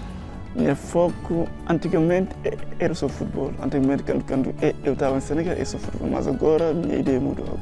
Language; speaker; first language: Portuguese; non-native, learner; Wolof